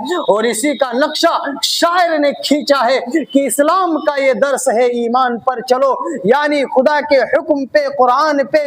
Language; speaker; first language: Urdu; native; Urdu